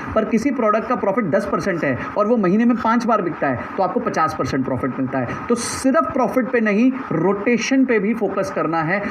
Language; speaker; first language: Hindi; native; Hindi